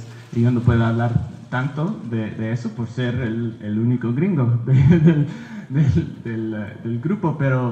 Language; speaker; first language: Spanish; early bilingual, heritage; Spanish